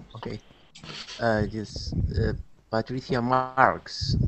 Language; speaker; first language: English; non-native, learner; Spanish